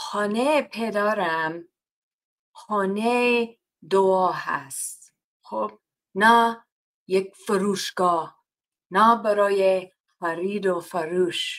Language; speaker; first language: Persian; non-native, fluent; English